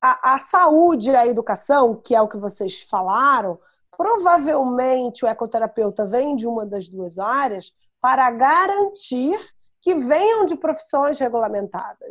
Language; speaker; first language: Portuguese; native; Portuguese